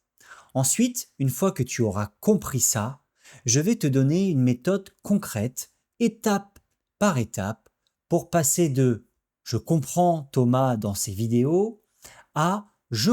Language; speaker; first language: French; native; French